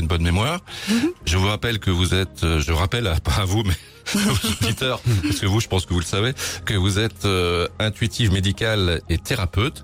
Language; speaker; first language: French; native; French